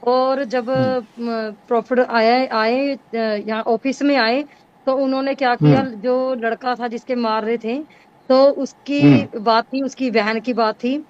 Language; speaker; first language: Hindi; non-native, local second language; Punjabi